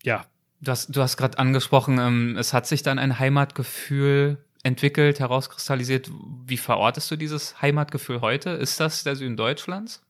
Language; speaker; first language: German; native; German